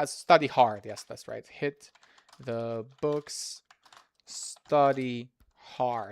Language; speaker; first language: English; non-native, fluent; Serbian